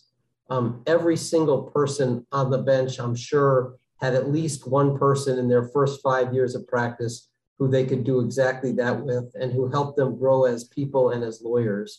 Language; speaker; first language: English; native; English